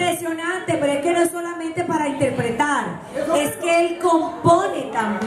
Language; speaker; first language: Spanish; native; Spanish